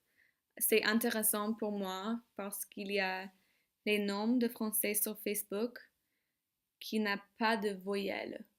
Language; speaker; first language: French; non-native, learner; English